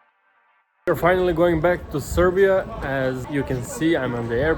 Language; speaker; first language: English; non-native, fluent; Serbian